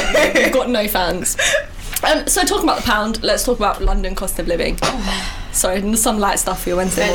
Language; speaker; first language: English; native; English